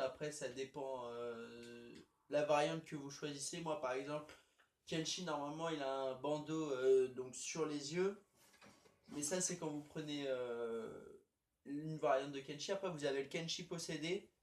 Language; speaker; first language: French; native; French